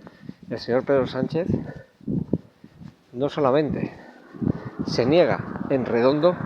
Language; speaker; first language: Spanish; native; Spanish